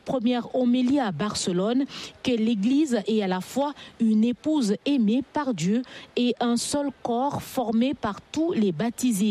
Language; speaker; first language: French; native; French